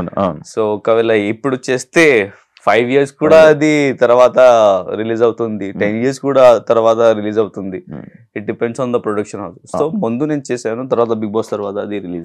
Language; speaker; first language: Telugu; non-native, learner; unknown